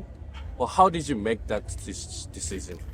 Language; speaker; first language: English; non-native, learner; Japanese